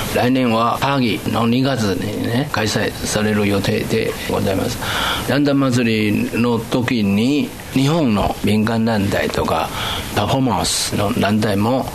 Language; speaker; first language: Japanese; non-native, fluent; Chinese